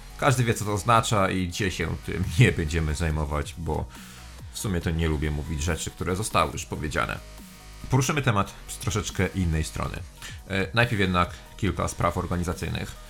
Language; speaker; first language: Polish; native; Polish